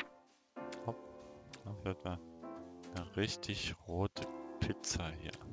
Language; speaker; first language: German; native; German